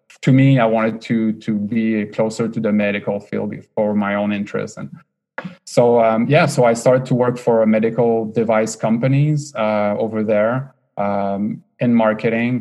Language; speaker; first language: English; non-native, fluent; French